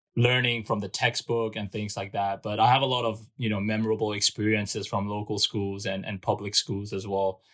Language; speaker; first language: English; non-native, fluent; Burmese